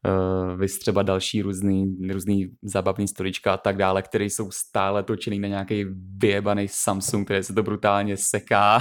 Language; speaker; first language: Czech; native; Czech